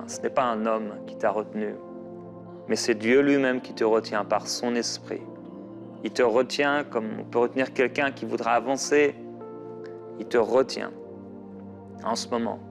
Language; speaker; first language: French; native; French